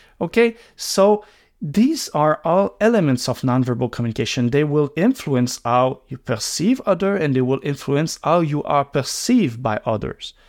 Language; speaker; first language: English; non-native, local second language; French